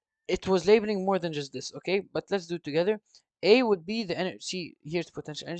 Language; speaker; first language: English; non-native, fluent; Arabic